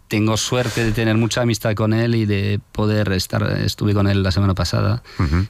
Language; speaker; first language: Spanish; non-native, fluent; French